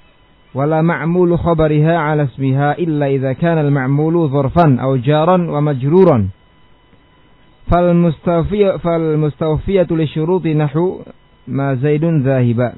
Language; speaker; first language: Arabic; non-native, fluent; Indonesian